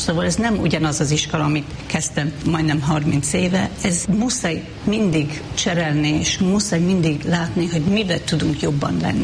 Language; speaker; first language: Hungarian; non-native, fluent; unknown